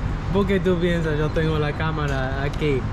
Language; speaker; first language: Spanish; non-native, learner; English